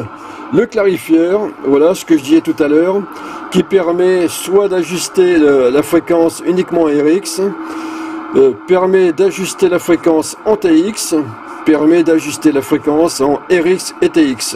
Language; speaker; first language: French; native; French